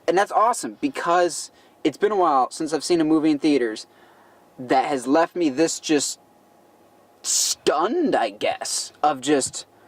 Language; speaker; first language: English; native; English